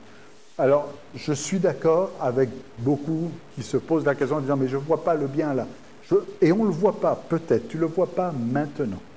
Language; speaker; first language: French; native; French